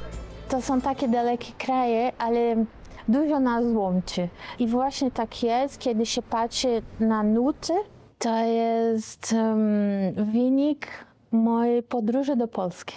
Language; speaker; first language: Polish; non-native, learner; Portuguese